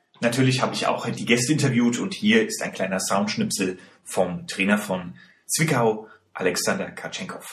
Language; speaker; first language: German; native; German